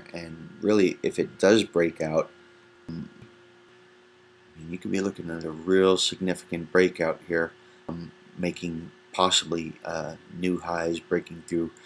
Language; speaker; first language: English; native; English